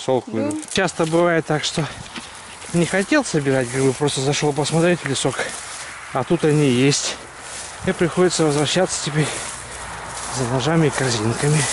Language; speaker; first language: Russian; native; Russian